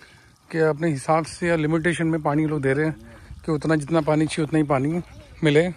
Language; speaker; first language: Hindi; native; Hindi